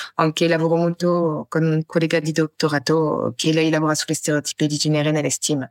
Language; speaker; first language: Italian; non-native, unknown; French